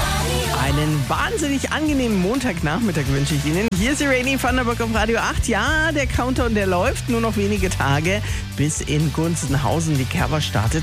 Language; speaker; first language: German; native; German